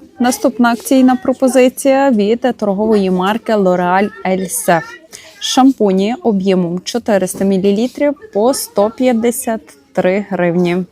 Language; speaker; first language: Ukrainian; native; Ukrainian